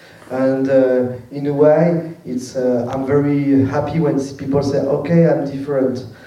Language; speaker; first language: English; non-native, learner; French